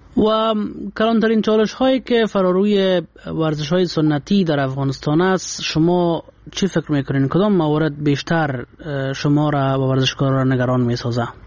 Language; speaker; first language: Persian; native; Persian